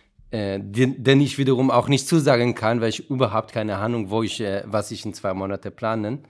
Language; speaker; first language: German; non-native, fluent; Hebrew